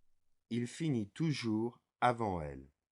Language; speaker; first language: French; non-native, fluent; English